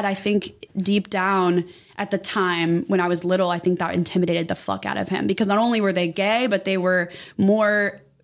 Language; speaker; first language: English; native; English